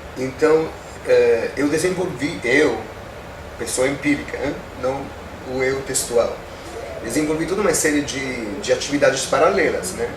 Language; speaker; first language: Portuguese; non-native, fluent; Italian